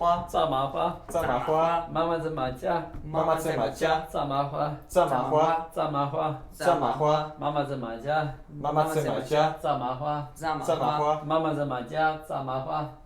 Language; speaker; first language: Chinese; non-native, learner; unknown